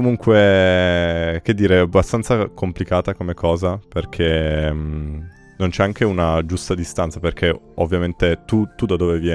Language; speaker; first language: Italian; native; Italian